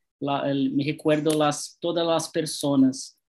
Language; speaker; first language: Spanish; non-native, learner; Portuguese